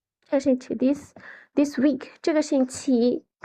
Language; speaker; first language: Chinese; non-native, fluent; Bangla